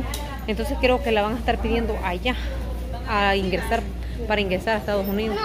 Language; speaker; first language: Spanish; native; Spanish